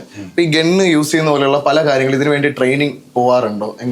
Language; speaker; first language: Malayalam; native; Malayalam